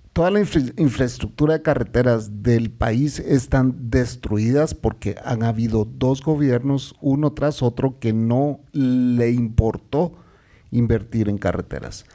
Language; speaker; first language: Spanish; native; Spanish